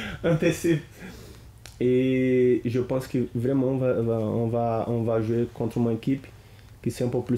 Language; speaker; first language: French; non-native, learner; Portuguese